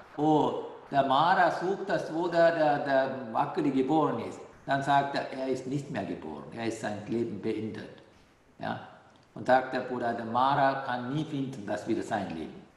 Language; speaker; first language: German; non-native, fluent; Sinhala